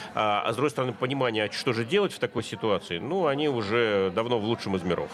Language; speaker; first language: Russian; native; Russian